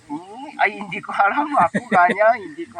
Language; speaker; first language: Filipino; non-native, learner; Japanese